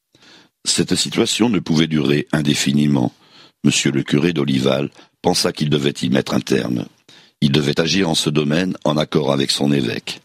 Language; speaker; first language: French; native; French